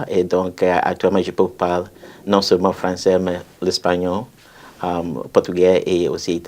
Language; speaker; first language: French; non-native, fluent; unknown